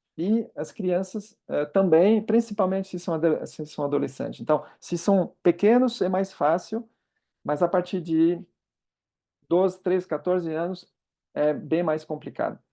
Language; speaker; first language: Portuguese; non-native, fluent; French